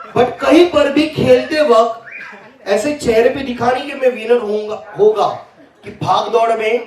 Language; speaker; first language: Hindi; non-native, local second language; Marathi